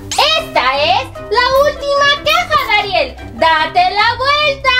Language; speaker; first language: Spanish; native; Spanish